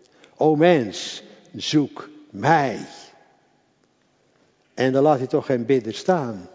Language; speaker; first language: Dutch; native; Dutch